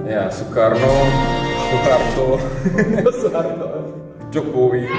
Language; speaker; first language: Indonesian; non-native, fluent; Russian